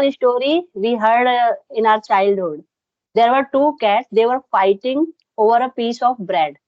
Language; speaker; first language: English; non-native, local second language; Hindi